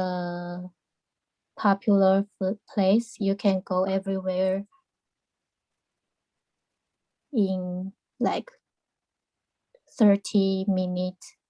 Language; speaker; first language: English; non-native, learner; Chinese